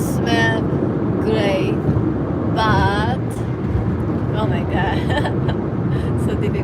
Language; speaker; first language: English; non-native, learner; Japanese